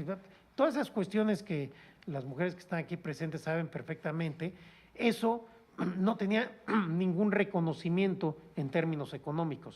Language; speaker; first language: Spanish; native; Spanish